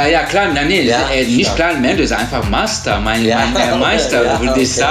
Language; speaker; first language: German; non-native, learner; Turkish